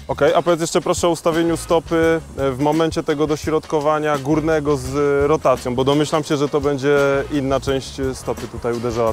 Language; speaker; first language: Polish; native; Polish